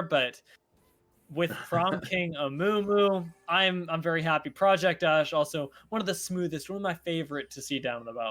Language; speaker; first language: English; native; English